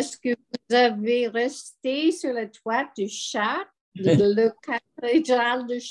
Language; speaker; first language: French; non-native, learner; English